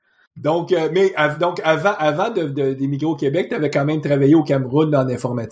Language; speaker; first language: French; native; French